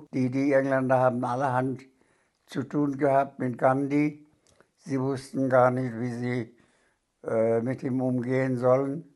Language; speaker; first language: German; non-native, fluent; Bangla